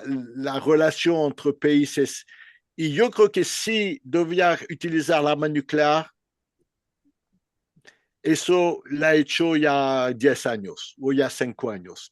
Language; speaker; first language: Spanish; non-native, learner; French